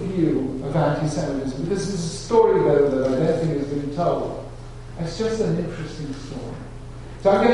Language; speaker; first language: English; native; English